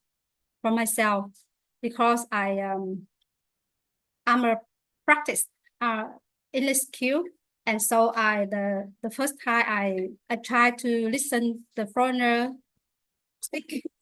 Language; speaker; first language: English; non-native, learner; Vietnamese